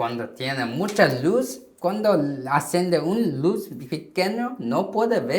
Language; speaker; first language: Spanish; non-native, fluent; Korean